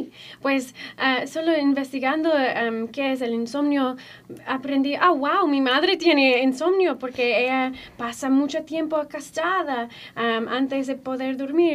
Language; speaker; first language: Spanish; non-native, fluent; English